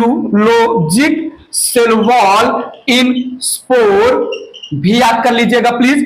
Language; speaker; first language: Hindi; native; Hindi